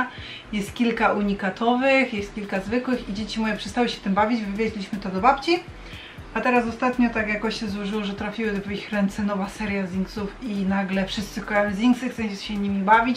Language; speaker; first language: Polish; native; Polish